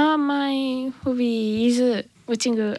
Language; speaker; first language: English; non-native, learner; Japanese